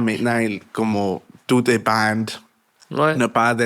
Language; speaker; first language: French; non-native, learner; Spanish